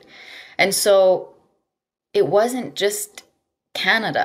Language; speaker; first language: English; non-native, fluent; Arabic